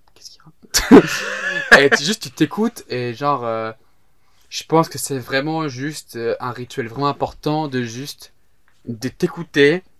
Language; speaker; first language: French; native; French